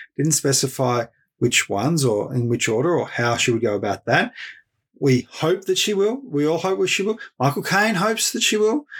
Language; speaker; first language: English; native; English